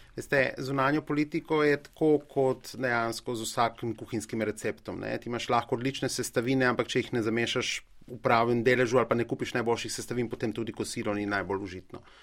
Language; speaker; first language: Slovenian; native; Slovenian